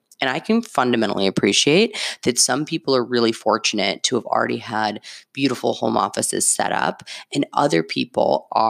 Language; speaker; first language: English; native; English